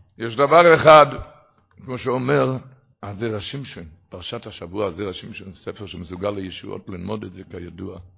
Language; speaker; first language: Hebrew; non-native, local second language; Yiddish